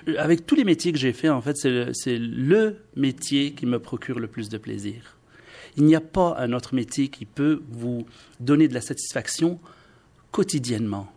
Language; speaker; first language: French; non-native, local second language; Arabic